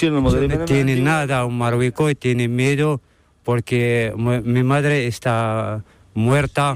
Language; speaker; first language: Spanish; non-native, learner; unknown